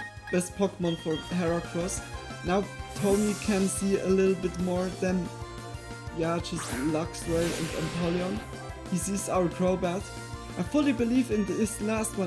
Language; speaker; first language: English; non-native, fluent; Swiss German